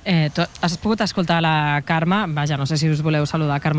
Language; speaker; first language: Catalan; native; Catalan